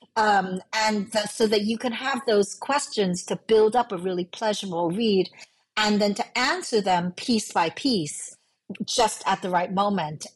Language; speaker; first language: English; early bilingual, other home language; Cantonese